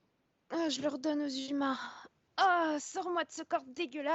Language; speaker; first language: French; native; French